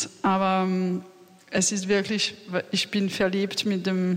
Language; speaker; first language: German; non-native, fluent; French